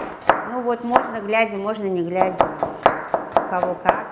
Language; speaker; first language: Russian; native; Russian